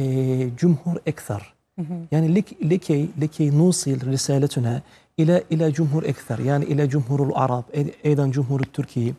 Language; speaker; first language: Arabic; non-native, fluent; Turkish